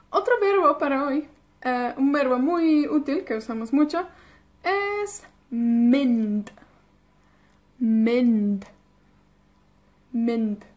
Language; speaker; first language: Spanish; non-native, fluent; Welsh